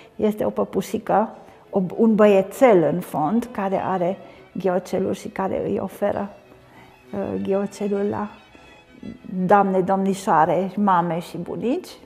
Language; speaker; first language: Romanian; non-native, local second language; Hungarian